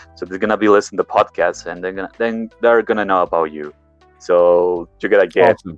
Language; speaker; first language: English; non-native, learner; Spanish